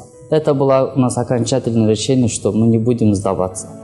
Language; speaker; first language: Russian; non-native, learner; Kyrgyz